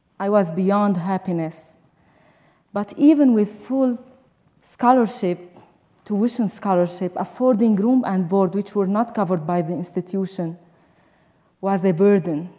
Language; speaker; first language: English; non-native, fluent; Arabic